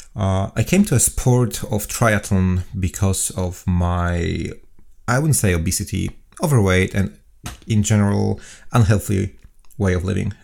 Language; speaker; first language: English; non-native, fluent; Polish